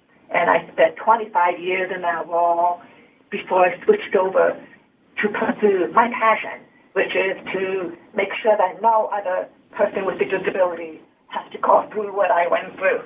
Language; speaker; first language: English; early bilingual, other home language; Hungarian